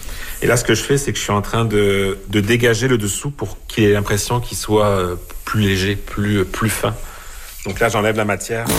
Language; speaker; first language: French; native; French